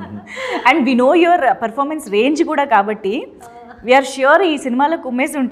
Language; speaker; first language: Telugu; native; Telugu